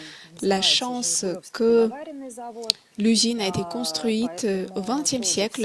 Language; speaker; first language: French; non-native, fluent; Russian